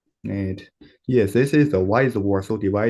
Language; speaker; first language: English; non-native, learner; Chinese